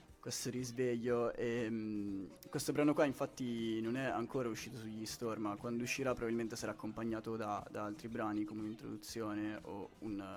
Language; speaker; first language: Italian; early bilingual, other home language; English